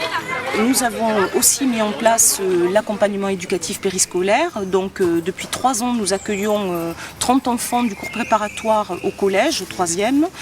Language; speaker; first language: French; native; French